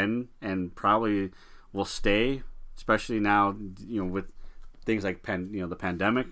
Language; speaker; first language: English; native; English